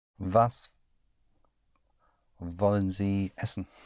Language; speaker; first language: German; non-native, learner; English